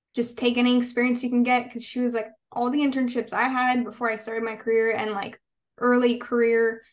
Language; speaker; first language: English; native; English